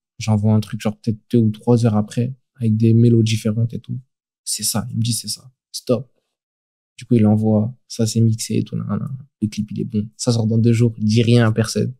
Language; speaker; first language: French; native; French